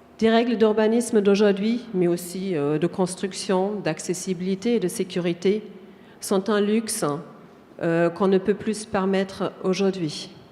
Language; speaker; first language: French; non-native, fluent; German